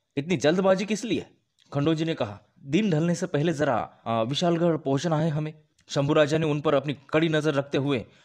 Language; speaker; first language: Hindi; non-native, local second language; Marathi